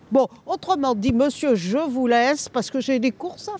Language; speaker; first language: French; native; French